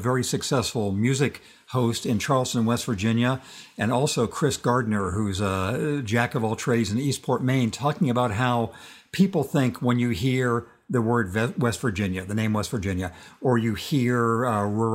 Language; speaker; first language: English; native; English